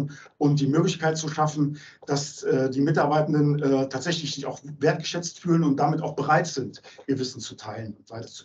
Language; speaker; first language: German; native; German